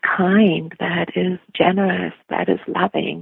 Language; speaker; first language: English; non-native, local second language; Gujarati